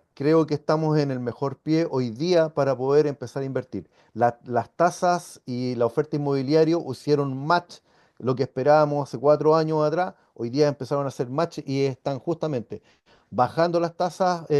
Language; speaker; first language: Spanish; native; Spanish